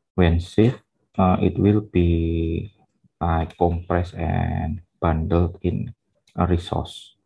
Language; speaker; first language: English; non-native, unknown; Indonesian